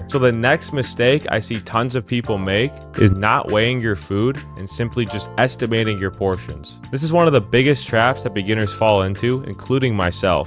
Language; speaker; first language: English; native; English